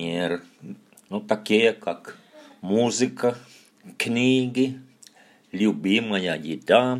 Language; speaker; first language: Russian; non-native, fluent; Finnish